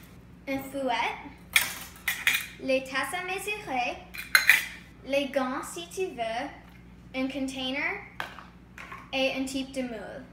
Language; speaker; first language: French; non-native, learner; English